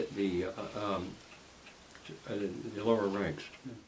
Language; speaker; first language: English; native; English